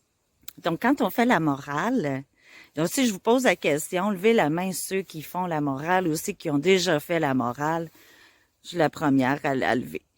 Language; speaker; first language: French; native; French